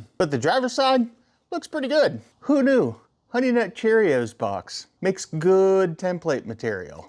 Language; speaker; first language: English; native; English